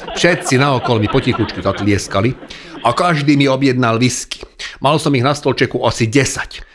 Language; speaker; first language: Slovak; non-native, local second language; Hungarian